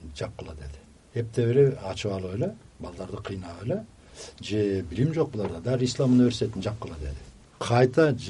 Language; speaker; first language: Kyrgyz; native; Kyrgyz